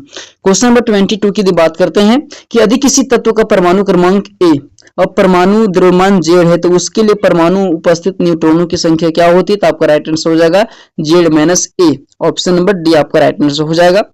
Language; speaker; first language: Hindi; native; Hindi